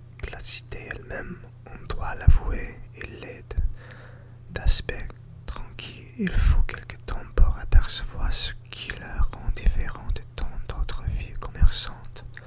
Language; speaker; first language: French; non-native, learner; English